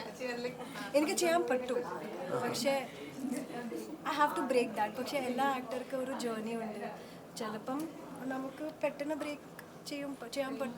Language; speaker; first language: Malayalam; early bilingual, heritage; Malayalam